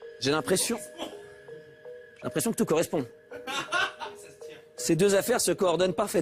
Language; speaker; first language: French; native; French